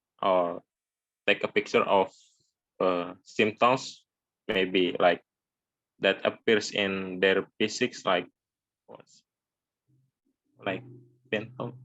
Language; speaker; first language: English; non-native, learner; Indonesian